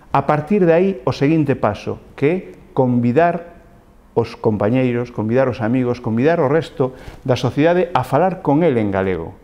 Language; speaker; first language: Galician; non-native, local second language; Spanish